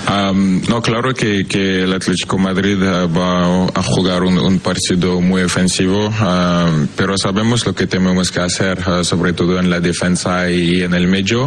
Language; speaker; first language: Spanish; non-native, fluent; French